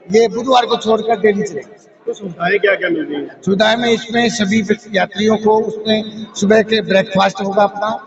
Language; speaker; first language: Hindi; non-native, local second language; Punjabi